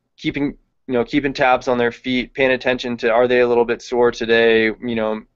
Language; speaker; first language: English; native; English